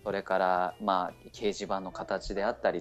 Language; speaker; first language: Japanese; native; Japanese